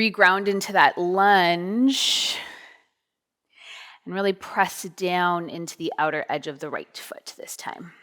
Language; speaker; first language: English; native; English